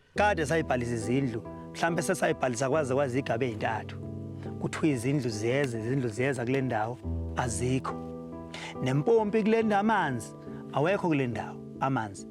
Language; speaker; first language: Zulu; native; Zulu